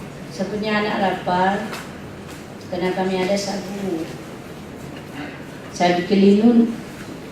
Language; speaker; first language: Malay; non-native, local second language; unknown